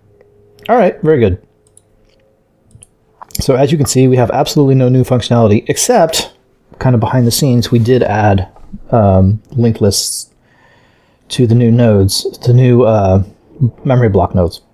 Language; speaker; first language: English; native; English